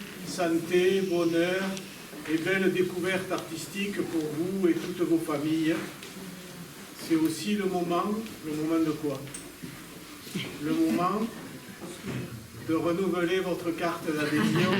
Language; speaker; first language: French; native; French